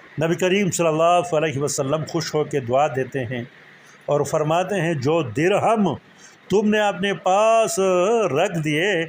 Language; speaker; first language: Urdu; non-native, local second language; Pashto